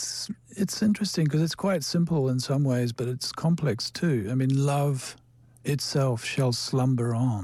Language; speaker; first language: English; native; English